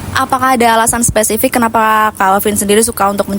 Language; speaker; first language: Indonesian; native; Indonesian